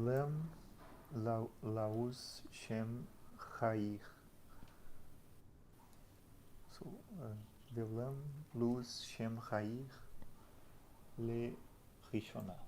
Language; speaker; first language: Hebrew; non-native, learner; Portuguese